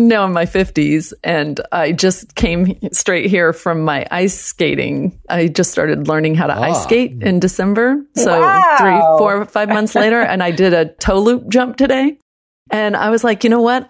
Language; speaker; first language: English; early bilingual, other home language; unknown